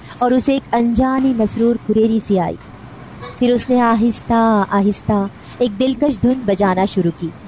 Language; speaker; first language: Urdu; non-native, local second language; Marathi